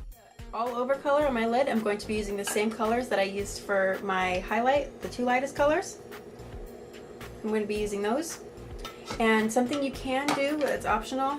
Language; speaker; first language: English; native; English